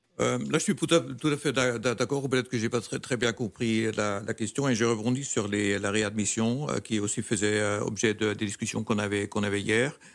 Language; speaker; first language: French; non-native, fluent; German